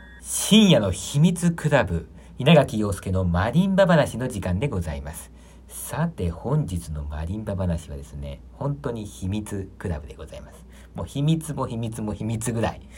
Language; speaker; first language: Japanese; native; Japanese